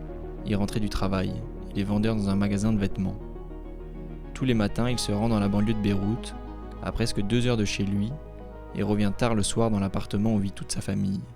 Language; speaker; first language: French; native; French